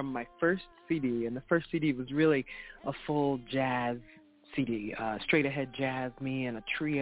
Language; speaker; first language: English; native; English